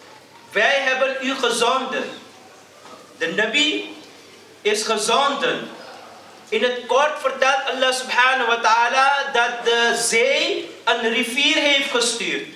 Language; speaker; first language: Dutch; early bilingual, other home language; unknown